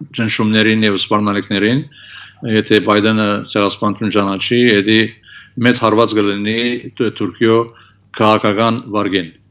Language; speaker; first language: Armenian; early bilingual, heritage; Armenian